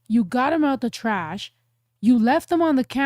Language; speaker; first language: English; early bilingual, other home language; Spanish